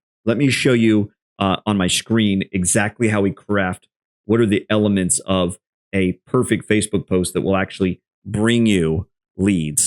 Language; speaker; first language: English; native; English